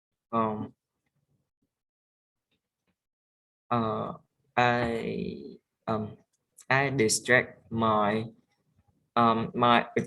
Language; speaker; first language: English; non-native, learner; Vietnamese